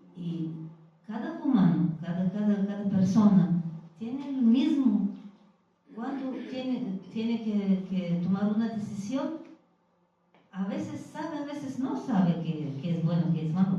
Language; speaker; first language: Spanish; non-native, fluent; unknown